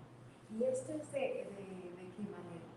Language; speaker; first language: Spanish; non-native, fluent; English